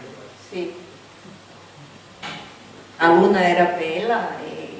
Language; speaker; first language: Italian; non-native, learner; Portuguese